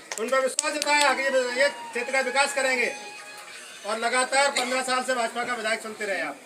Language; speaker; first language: Hindi; native; Hindi